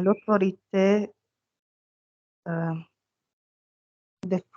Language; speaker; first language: French; non-native, local second language; Arabic